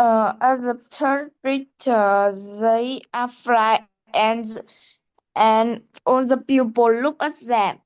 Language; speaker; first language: English; non-native, learner; Vietnamese